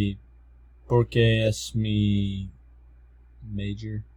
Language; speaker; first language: Spanish; non-native, learner; English